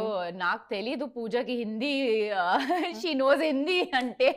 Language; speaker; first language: Telugu; non-native, learner; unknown